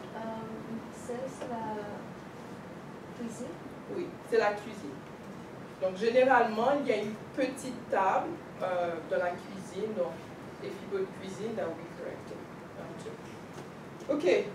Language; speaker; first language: French; non-native, fluent; English